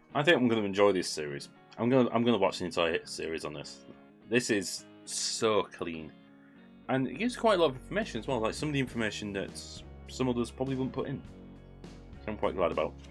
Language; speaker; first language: English; native; English